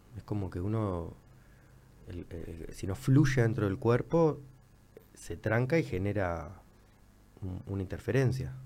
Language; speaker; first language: Spanish; native; Spanish